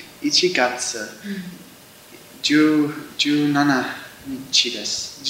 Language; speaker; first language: Japanese; non-native, learner; English